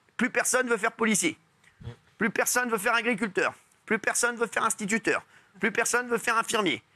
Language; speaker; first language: French; native; French